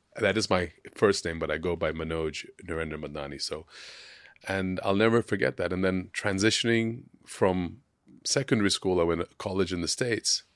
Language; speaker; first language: English; non-native, local second language; Sindhi